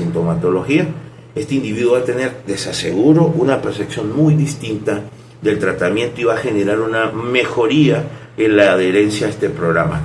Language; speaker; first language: Spanish; native; Spanish